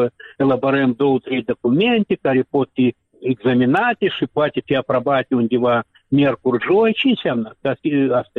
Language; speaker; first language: Romanian; non-native, local second language; Russian